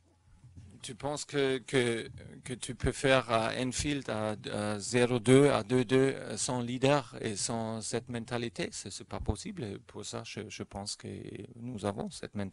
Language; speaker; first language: French; non-native, fluent; German